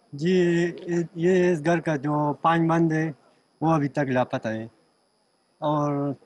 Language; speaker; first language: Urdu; non-native, local second language; Pashto